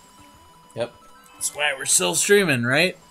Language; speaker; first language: English; native; English